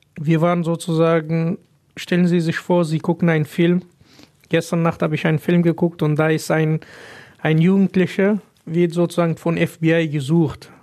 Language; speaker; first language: German; non-native, fluent; Pashto